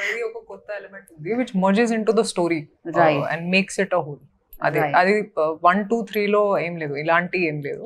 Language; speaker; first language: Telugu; non-native, local second language; Hindi